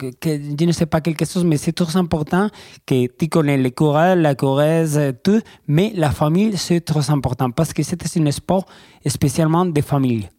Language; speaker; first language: French; non-native, learner; Spanish